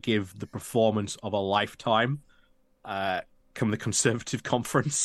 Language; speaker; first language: English; native; English